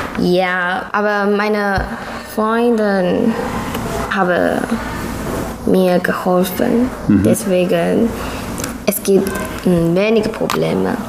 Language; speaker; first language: German; non-native, learner; Chinese